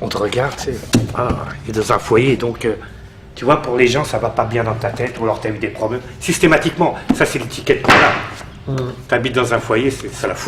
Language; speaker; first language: French; native; French